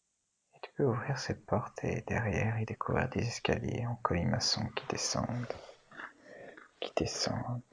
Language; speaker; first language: French; native; French